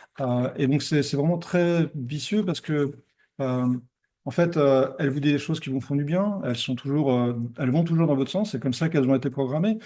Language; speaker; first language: French; native; French